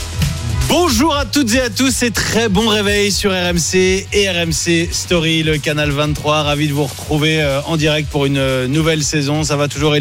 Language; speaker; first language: French; native; French